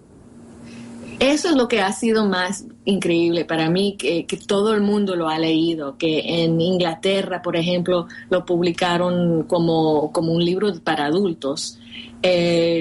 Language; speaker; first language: Spanish; early bilingual, heritage; Spanish